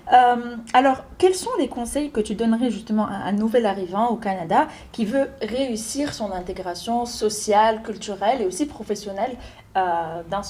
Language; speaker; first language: French; native; French